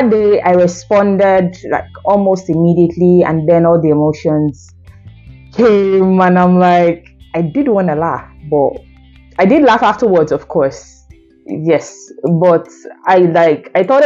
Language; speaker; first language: English; non-native, local second language; Igbo